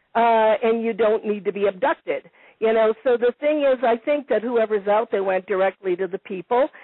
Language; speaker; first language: English; non-native, fluent; Italian